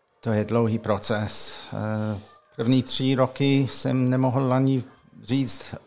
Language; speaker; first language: Czech; non-native, learner; English